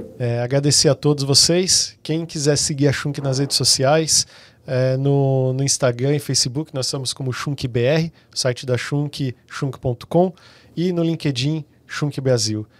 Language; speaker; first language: Portuguese; native; Portuguese